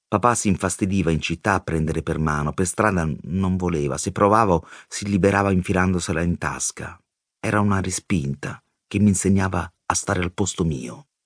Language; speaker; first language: Italian; native; Italian